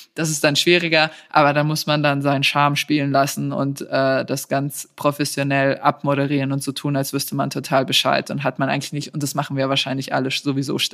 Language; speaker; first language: German; early bilingual, other home language; Serbian